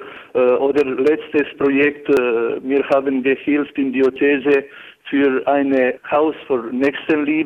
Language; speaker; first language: German; non-native, learner; Albanian